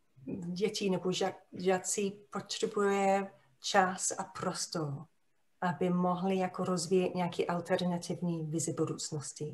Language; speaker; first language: Czech; non-native, fluent; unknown